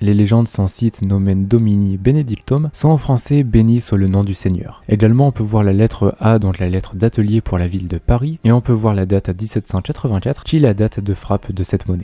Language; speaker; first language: French; native; French